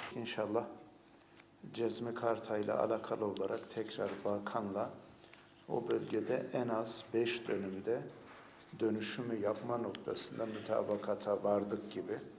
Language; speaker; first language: Turkish; native; Turkish